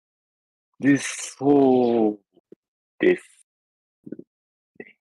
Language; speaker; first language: Japanese; native; Japanese